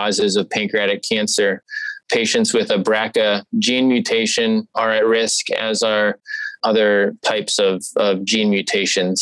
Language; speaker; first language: English; native; English